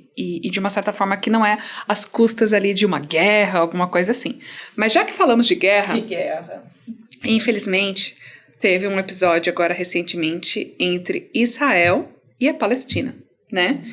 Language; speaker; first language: Portuguese; native; Portuguese